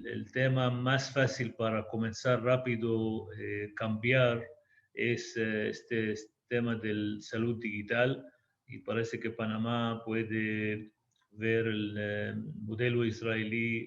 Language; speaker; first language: Spanish; non-native, fluent; Hebrew